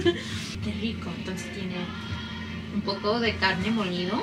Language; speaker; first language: Spanish; early bilingual, heritage; English